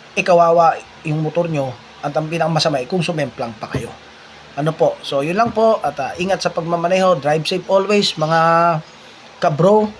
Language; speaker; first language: Filipino; non-native, local second language; Bikol